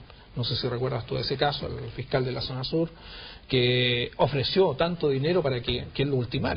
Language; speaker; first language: Spanish; native; Spanish